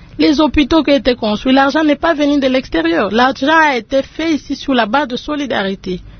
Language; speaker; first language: French; non-native, local second language; Lingala